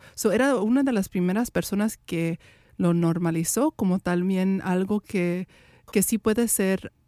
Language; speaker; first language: Spanish; native; Spanish